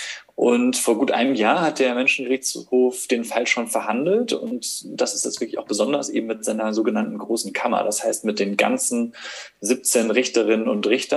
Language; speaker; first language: German; native; German